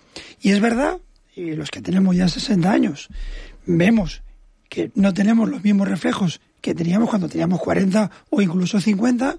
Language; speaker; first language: Spanish; native; Spanish